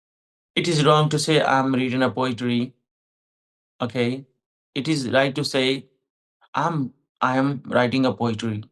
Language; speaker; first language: English; non-native, fluent; Hindi